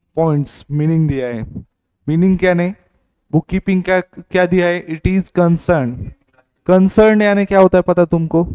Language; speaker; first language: Hindi; non-native, local second language; Marathi